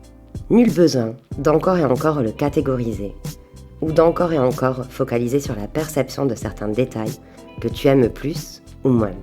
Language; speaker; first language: French; native; French